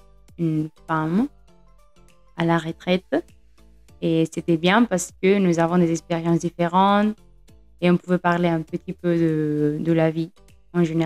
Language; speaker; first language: French; non-native, fluent; Spanish